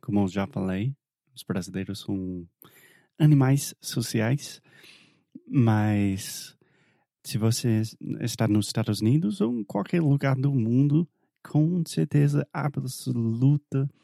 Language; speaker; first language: Portuguese; non-native, fluent; English